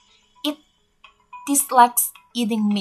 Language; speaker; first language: English; non-native, fluent; Indonesian